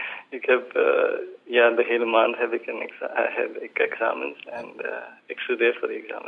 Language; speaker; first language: Dutch; non-native, learner; Malayalam